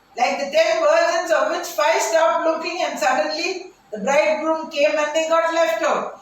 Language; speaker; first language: English; non-native, local second language; Tamil